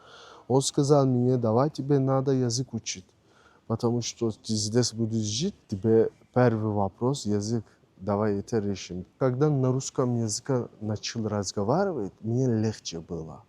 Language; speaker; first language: Russian; non-native, learner; Turkish